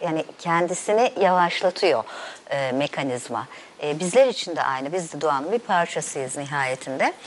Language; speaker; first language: Turkish; native; Turkish